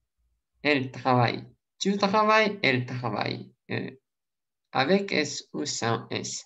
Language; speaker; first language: French; non-native, learner; Russian